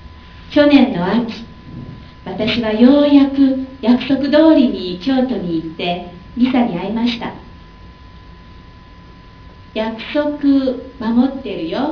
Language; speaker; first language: Japanese; non-native, fluent; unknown